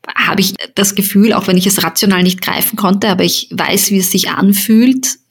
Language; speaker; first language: German; early bilingual, other home language; Bosnian